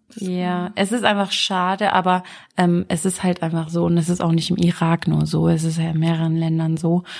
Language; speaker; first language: German; early bilingual, other home language; Arabic